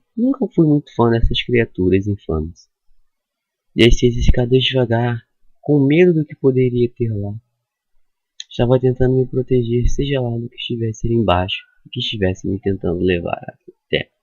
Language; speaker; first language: Portuguese; native; Portuguese